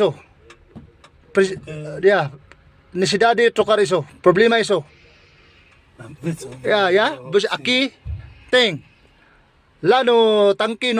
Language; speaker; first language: Portuguese; non-native, learner; Filipino